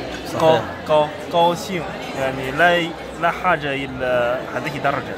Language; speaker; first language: Arabic; non-native, learner; Chinese